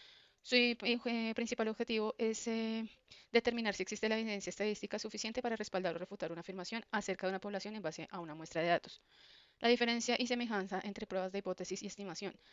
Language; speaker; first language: Spanish; native; Spanish